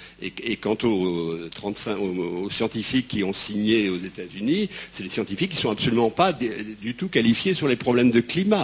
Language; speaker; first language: French; native; French